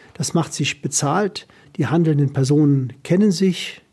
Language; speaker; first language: German; native; German